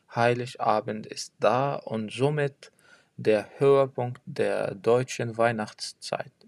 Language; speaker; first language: German; non-native, fluent; French